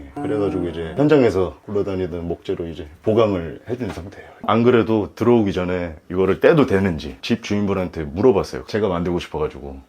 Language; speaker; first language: Korean; native; Korean